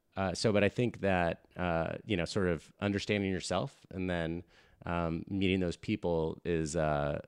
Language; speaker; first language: English; native; English